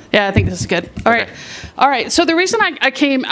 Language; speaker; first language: English; native; English